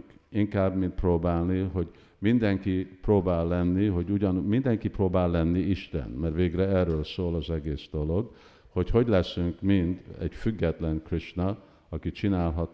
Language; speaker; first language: Hungarian; early bilingual, heritage; Hungarian